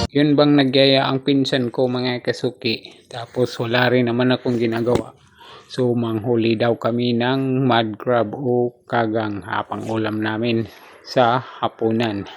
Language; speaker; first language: Filipino; non-native, local second language; Cebuano